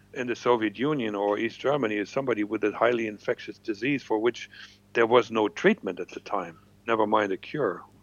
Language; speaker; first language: English; non-native, fluent; German